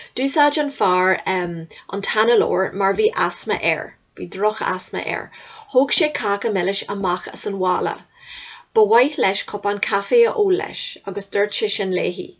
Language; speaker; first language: Irish; native; Irish